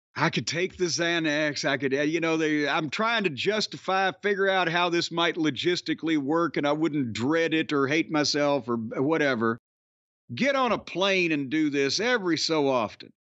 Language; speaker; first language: English; native; English